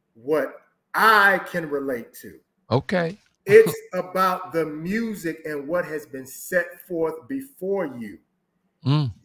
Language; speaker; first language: English; native; English